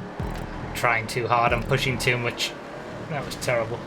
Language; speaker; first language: English; native; English